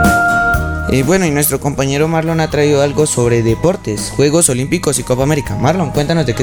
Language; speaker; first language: Spanish; native; Spanish